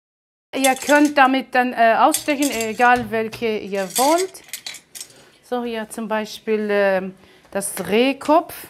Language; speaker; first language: German; non-native, fluent; Aramaic